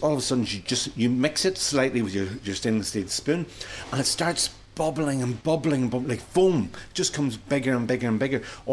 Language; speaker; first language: English; native; English